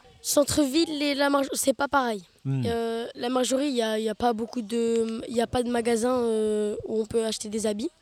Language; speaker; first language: French; early bilingual, other home language; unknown